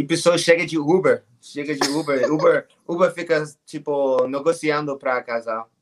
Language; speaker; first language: Portuguese; non-native, learner; English